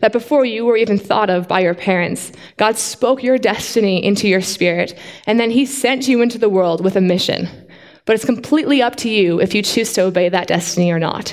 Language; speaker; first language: English; native; English